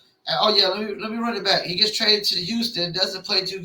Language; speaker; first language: English; native; English